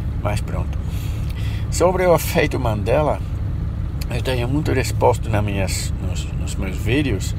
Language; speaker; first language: Portuguese; non-native, fluent; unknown